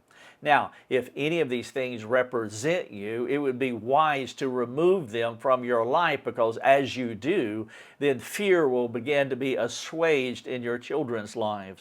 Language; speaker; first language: English; native; English